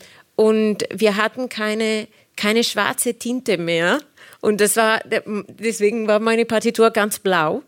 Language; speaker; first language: German; non-native, fluent; Spanish